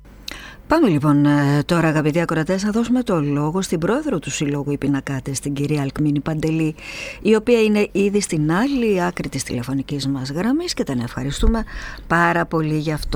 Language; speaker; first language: Greek; native; Greek